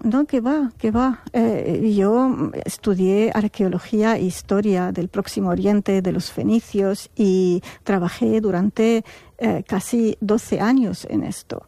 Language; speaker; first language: Spanish; non-native, fluent; Arabic